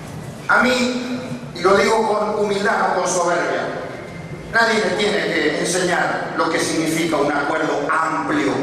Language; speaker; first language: Spanish; native; Spanish